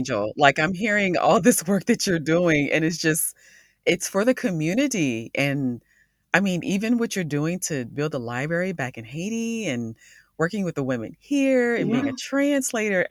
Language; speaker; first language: English; native; English